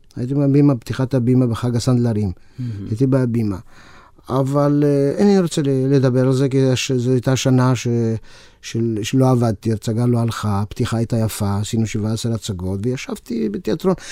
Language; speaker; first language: Hebrew; non-native, fluent; Romanian